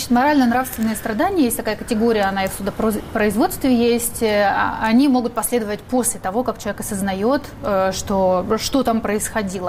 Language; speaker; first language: Russian; native; Russian